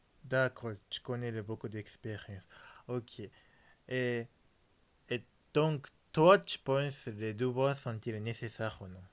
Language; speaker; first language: French; non-native, learner; Japanese